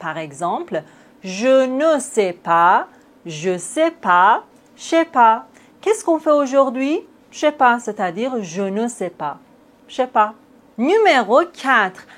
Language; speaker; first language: French; native; French